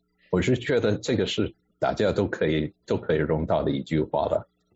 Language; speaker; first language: Chinese; non-native, fluent; English